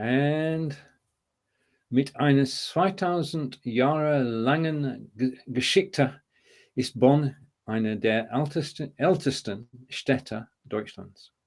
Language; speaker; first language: German; non-native, learner; English